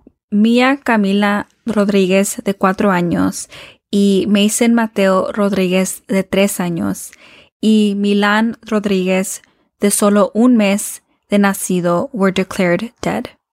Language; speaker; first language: Spanish; early bilingual, heritage; Spanish